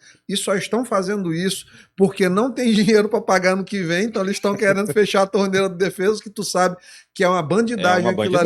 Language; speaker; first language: Portuguese; native; Portuguese